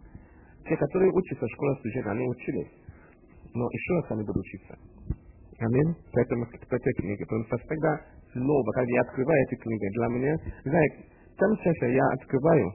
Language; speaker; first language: Russian; non-native, fluent; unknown